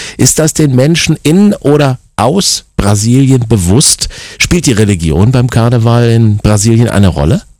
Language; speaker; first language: German; native; German